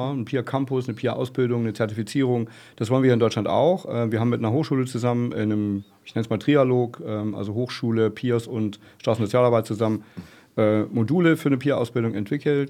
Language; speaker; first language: German; native; German